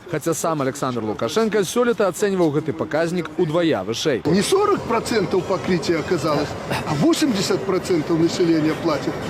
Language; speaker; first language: Belarusian; native; Belarusian